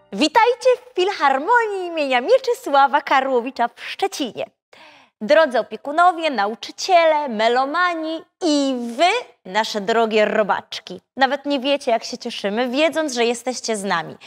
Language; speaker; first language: Polish; native; Polish